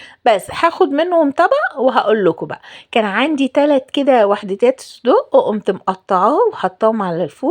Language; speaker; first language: Arabic; native; Arabic